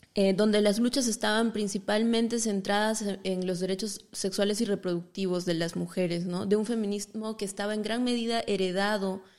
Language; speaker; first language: Spanish; native; Spanish